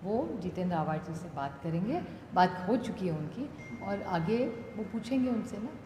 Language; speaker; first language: Hindi; non-native, local second language; Marathi